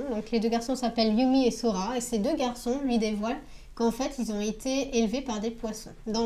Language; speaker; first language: French; native; French